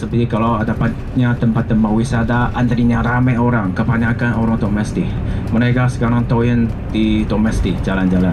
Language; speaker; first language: Indonesian; non-native, fluent; Chinese